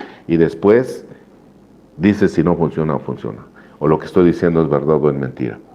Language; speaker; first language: Spanish; native; Spanish